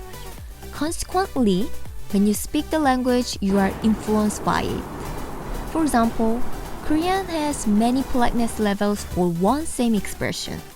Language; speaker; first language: English; non-native, fluent; Korean